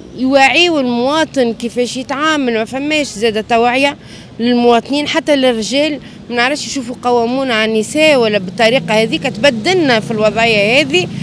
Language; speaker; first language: Arabic; native; Arabic